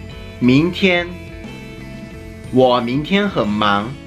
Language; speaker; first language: Chinese; non-native, fluent; Japanese